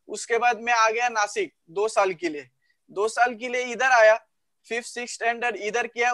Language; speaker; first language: Hindi; non-native, local second language; Marathi